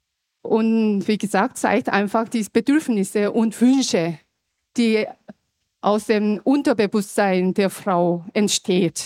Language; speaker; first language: German; non-native, fluent; Korean